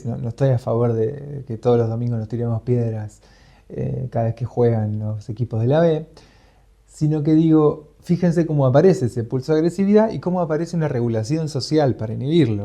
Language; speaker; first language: Spanish; native; Spanish